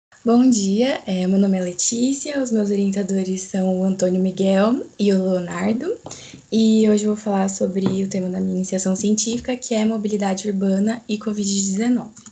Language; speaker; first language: Portuguese; native; Portuguese